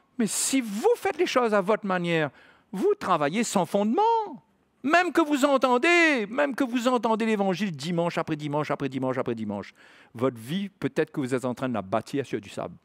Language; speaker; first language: French; native; French